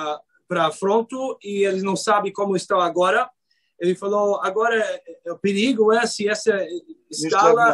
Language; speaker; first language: Portuguese; non-native, fluent; Hebrew